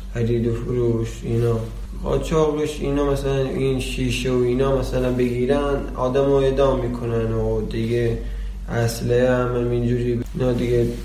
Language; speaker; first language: Persian; non-native, local second language; Baluchi